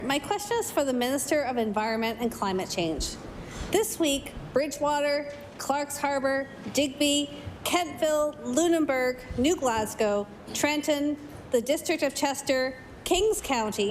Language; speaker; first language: English; native; English